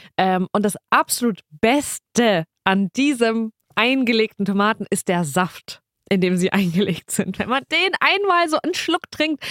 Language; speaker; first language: German; early bilingual, other home language; Russian